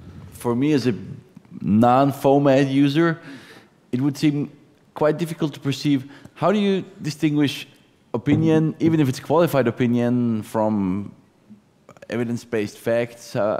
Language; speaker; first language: English; non-native, fluent; German